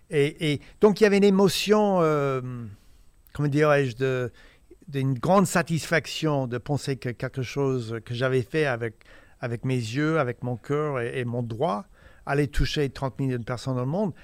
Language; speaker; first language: French; non-native, fluent; English